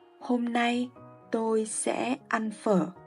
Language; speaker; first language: Vietnamese; non-native, fluent; Korean